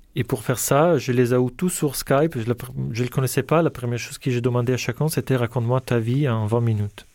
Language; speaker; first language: French; non-native, fluent; Italian